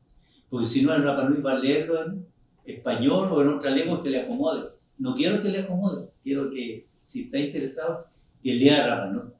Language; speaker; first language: Spanish; non-native, local second language; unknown